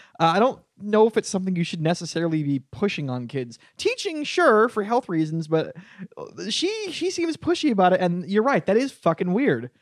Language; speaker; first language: English; native; English